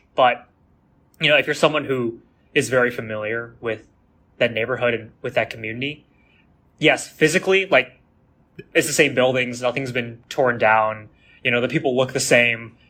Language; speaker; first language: English; native; English